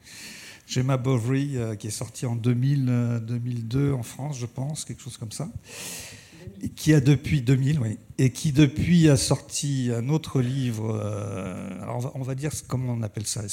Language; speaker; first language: French; native; French